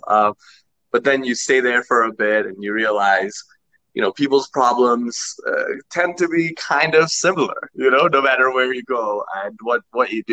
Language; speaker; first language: English; non-native, local second language; Nepali